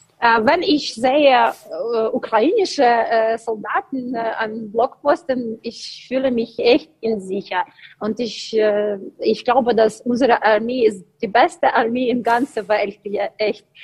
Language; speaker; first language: German; non-native, learner; Ukrainian